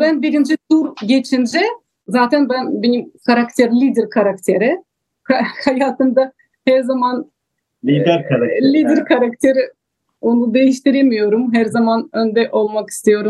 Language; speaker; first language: Turkish; non-native, learner; Russian